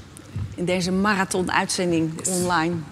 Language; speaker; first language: Dutch; native; Dutch